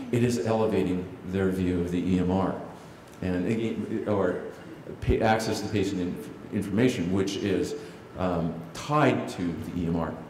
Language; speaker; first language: English; native; English